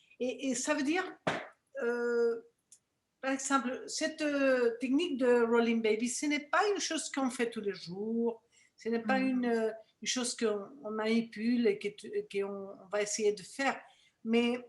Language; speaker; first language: French; non-native, fluent; Spanish